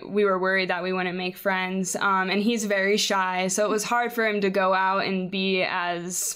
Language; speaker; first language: English; native; English